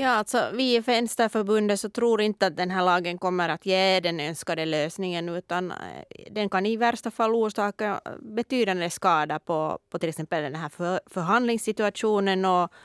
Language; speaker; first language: Swedish; non-native, local second language; Finnish